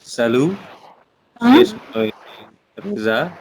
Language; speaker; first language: French; non-native, learner; Indonesian